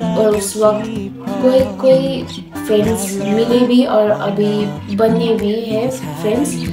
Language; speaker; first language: Hindi; non-native, local second language; Nepali